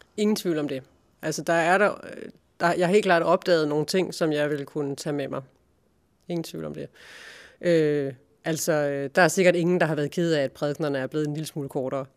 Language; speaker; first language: Danish; native; Danish